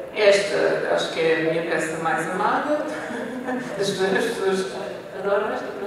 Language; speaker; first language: Portuguese; native; Portuguese